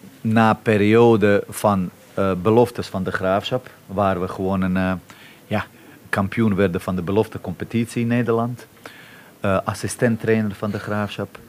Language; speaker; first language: Dutch; non-native, fluent; Bosnian